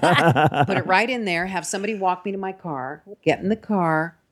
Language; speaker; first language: English; native; English